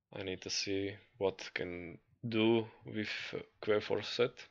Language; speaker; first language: English; non-native, learner; Slovak